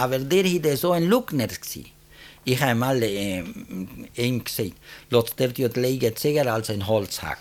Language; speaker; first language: German; early bilingual, heritage; German